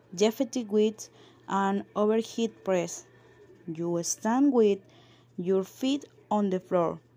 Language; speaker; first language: English; non-native, learner; Spanish